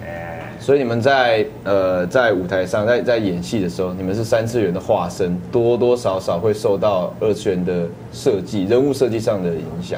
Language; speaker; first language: Chinese; native; Chinese